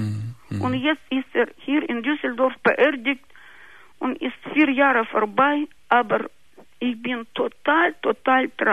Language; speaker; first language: German; non-native, local second language; Russian